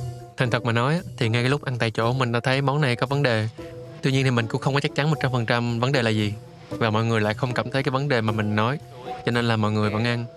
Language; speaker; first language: Vietnamese; native; Vietnamese